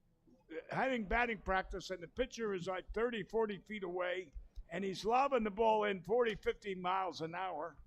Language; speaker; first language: English; native; English